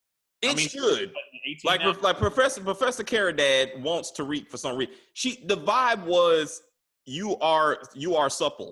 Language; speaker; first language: English; native; English